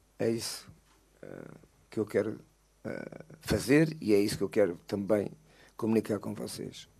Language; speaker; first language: Portuguese; native; Portuguese